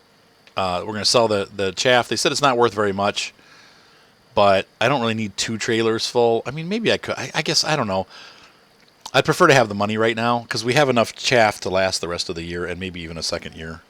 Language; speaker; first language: English; native; English